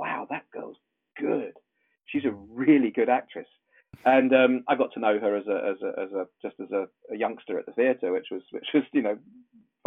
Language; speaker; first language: English; native; English